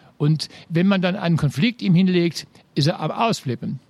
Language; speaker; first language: German; native; German